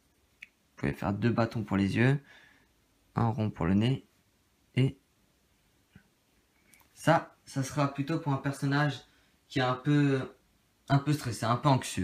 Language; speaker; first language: French; native; French